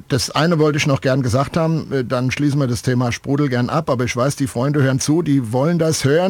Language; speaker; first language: German; native; German